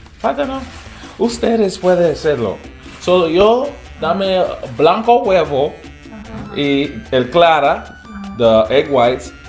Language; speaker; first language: Spanish; non-native, learner; English